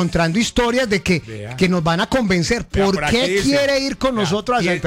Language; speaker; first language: Spanish; native; Spanish